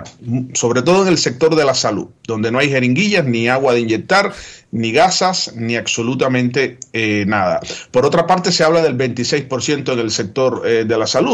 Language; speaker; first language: Spanish; native; Spanish